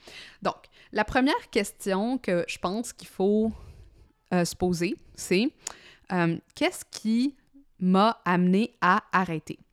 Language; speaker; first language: French; native; French